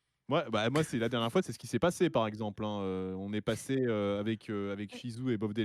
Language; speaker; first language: French; native; French